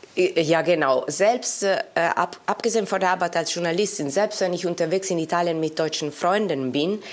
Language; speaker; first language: German; non-native, fluent; Italian